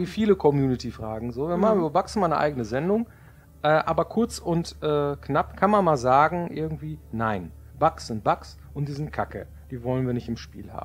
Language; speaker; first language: German; native; German